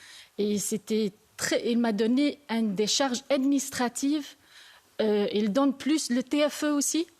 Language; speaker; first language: French; non-native, learner; Arabic